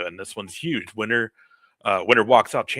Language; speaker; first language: English; native; English